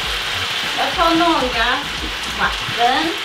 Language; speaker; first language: Swedish; non-native, learner; Thai